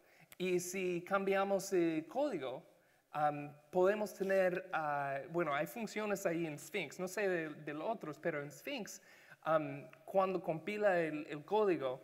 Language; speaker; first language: Spanish; non-native, learner; English